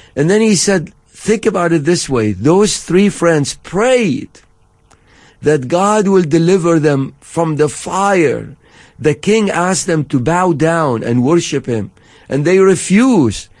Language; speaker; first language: English; non-native, fluent; Arabic